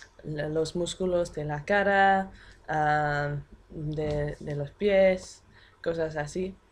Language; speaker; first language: Spanish; non-native, fluent; English